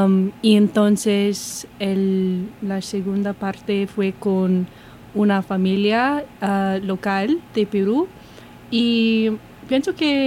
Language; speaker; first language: Spanish; non-native, learner; English